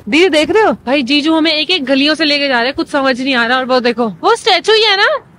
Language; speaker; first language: Hindi; native; Hindi